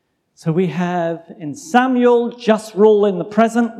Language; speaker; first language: English; native; English